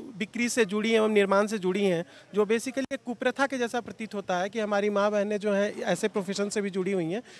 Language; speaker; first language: Hindi; native; Hindi